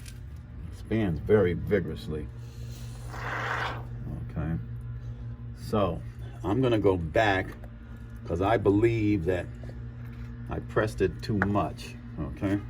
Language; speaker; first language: English; native; English